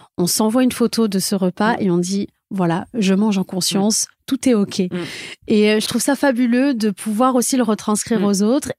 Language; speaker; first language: French; native; French